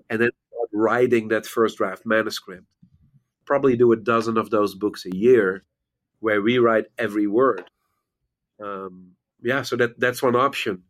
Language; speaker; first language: English; non-native, fluent; Dutch